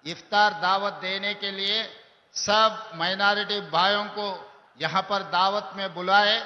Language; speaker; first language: Hindi; non-native, local second language; Telugu